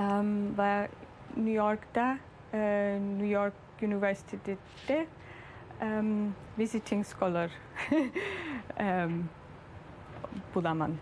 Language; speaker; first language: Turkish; early bilingual, heritage; German